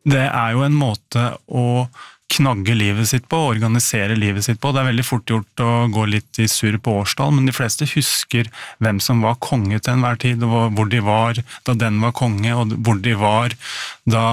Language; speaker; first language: Norwegian; native; Norwegian